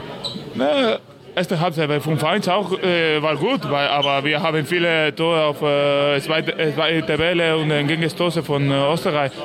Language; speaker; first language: German; non-native, learner; Spanish